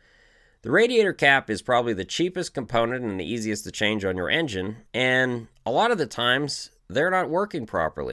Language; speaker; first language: English; native; English